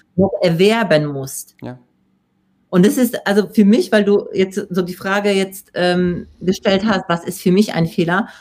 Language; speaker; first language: German; non-native, fluent; Polish